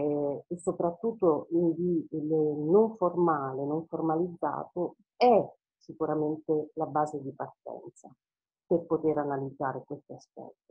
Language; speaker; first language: Italian; native; Italian